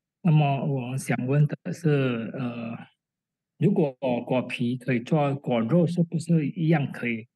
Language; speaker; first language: Chinese; early bilingual, heritage; Chinese